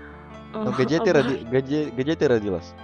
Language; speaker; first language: Russian; non-native, learner; Indonesian